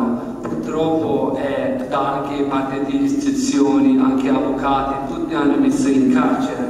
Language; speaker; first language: Italian; non-native, learner; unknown